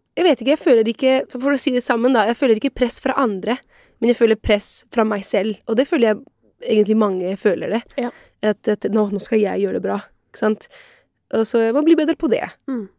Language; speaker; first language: Norwegian; non-native, fluent; Italian